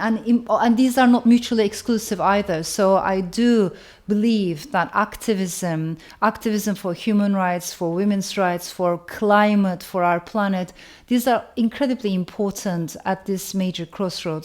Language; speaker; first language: English; non-native, fluent; Turkish